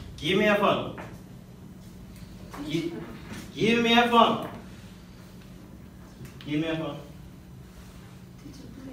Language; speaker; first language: English; non-native, learner; Turkish